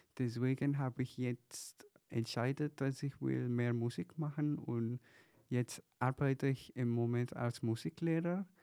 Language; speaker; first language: German; non-native, fluent; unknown